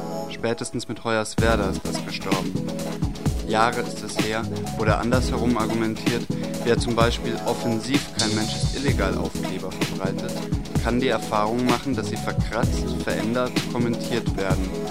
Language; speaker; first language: German; native; German